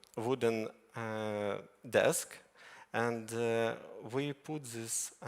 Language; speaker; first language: English; non-native, learner; Ukrainian